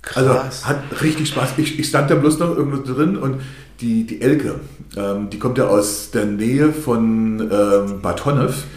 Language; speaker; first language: German; early bilingual, other home language; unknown